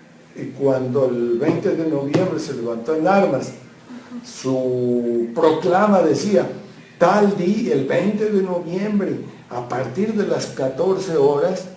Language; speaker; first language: Spanish; native; Spanish